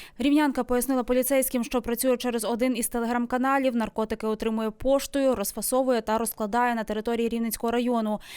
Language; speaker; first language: Ukrainian; native; Ukrainian